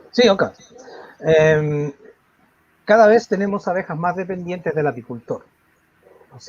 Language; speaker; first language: Spanish; native; Spanish